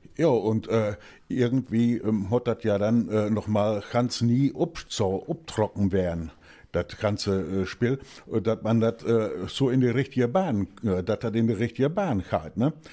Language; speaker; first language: German; native; German